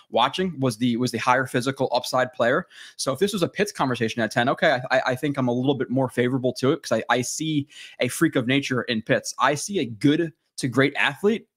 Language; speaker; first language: English; native; English